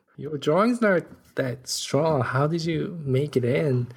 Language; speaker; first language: English; non-native, fluent; Korean